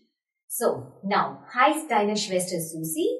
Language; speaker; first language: German; non-native, fluent; Hindi